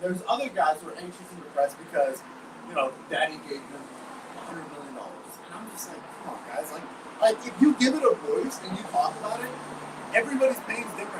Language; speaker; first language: English; native; English